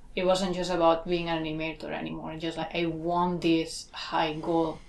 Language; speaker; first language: English; non-native, fluent; Spanish